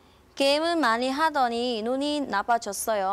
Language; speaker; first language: Korean; non-native, fluent; Vietnamese